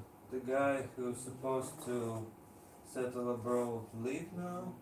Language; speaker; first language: English; non-native, learner; Russian